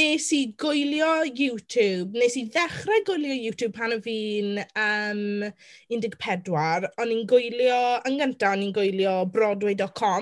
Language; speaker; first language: Welsh; non-native, local second language; English